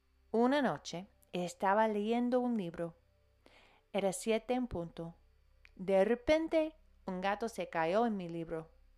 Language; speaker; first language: Spanish; non-native, fluent; English